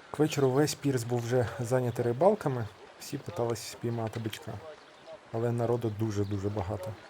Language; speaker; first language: Ukrainian; native; Ukrainian